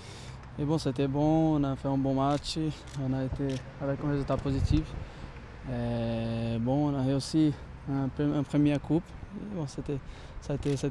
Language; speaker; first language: French; non-native, learner; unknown